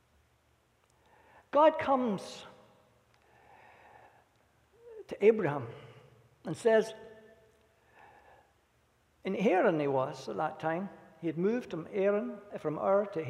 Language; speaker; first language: English; native; English